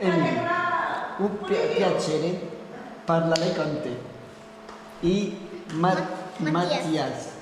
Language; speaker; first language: Italian; non-native, learner; French